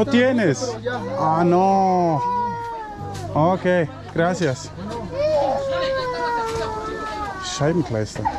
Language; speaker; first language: Spanish; non-native, learner; German